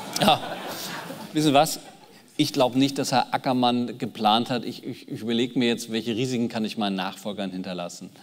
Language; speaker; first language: German; native; German